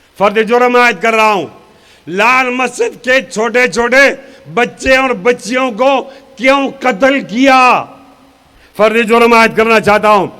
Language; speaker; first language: Urdu; non-native, local second language; Pashto